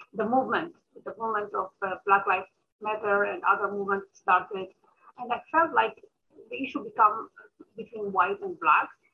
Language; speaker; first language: English; early bilingual, other home language; Amharic